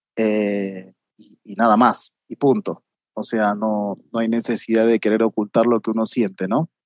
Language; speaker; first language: Spanish; native; Spanish